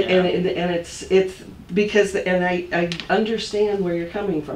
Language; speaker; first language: English; native; English